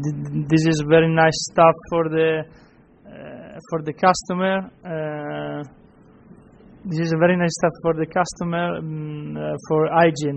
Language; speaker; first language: English; non-native, fluent; Italian